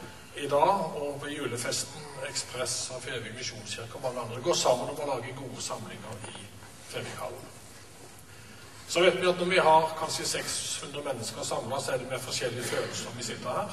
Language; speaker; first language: Norwegian; native; Norwegian